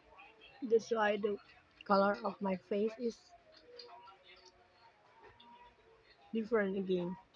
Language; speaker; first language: English; non-native, learner; Indonesian